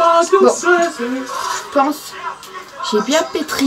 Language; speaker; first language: French; non-native, local second language; Morisyen